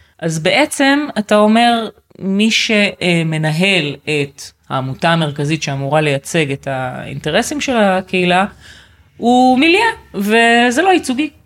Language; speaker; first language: Hebrew; native; Hebrew